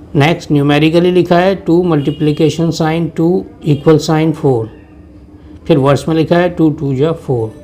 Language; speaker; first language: Hindi; native; Hindi